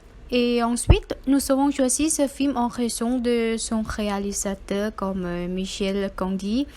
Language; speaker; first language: French; non-native, learner; Thai